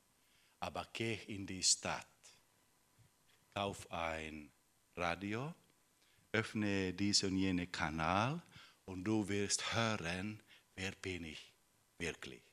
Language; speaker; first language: German; non-native, fluent; Finnish